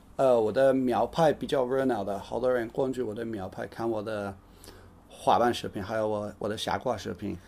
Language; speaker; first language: Chinese; non-native, fluent; English